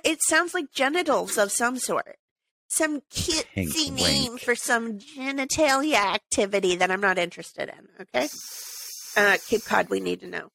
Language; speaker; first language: English; native; English